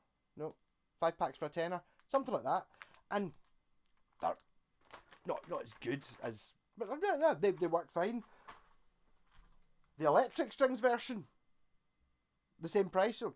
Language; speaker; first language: English; native; English